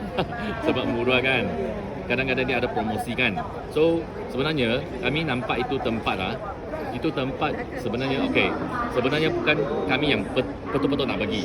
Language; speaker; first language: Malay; non-native, local second language; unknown